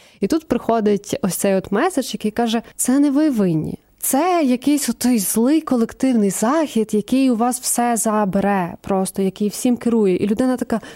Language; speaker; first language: Ukrainian; native; Ukrainian